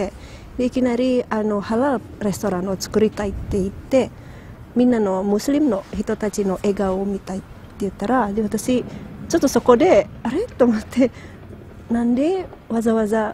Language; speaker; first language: Japanese; non-native, fluent; Indonesian